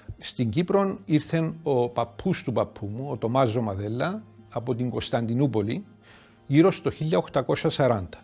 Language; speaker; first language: Greek; native; Greek